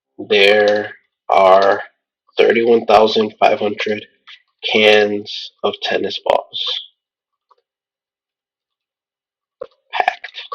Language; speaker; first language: English; native; English